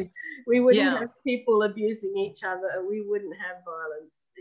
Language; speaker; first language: English; native; English